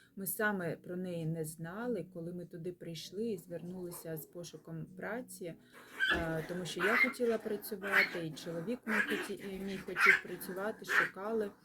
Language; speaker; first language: Ukrainian; non-native, local second language; Russian